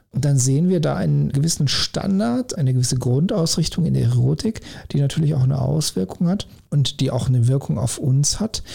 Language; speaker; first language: German; native; German